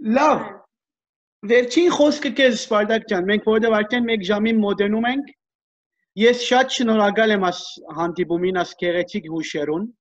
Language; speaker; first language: Armenian; early bilingual, heritage; Armenian